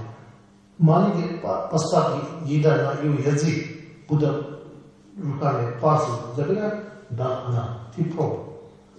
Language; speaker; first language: Russian; non-native, learner; Tibetan